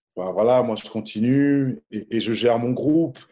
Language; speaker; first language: French; non-native, local second language; Lingala